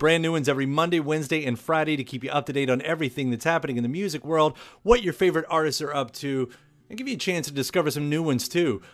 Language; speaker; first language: English; native; English